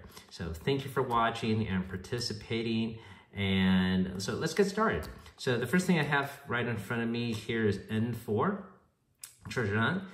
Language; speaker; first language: English; native; English